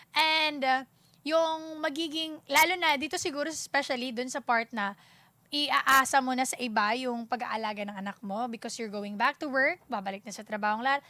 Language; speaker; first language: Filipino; non-native, local second language; Cebuano